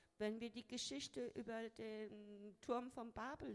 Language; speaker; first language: German; non-native, fluent; Spanish